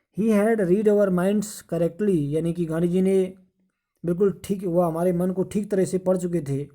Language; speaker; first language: Hindi; native; Hindi